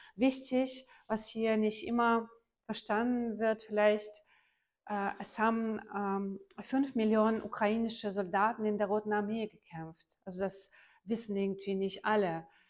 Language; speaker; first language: German; non-native, fluent; Ukrainian